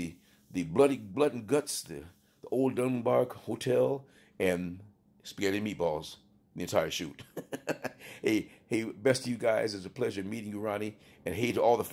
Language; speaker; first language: English; native; English